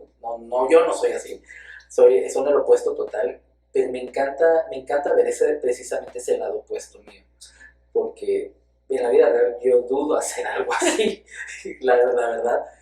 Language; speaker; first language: Spanish; native; Spanish